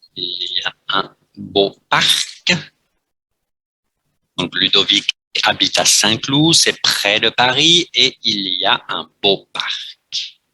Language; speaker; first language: French; non-native, fluent; Vietnamese